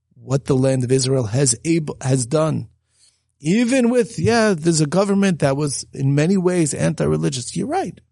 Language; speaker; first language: English; native; English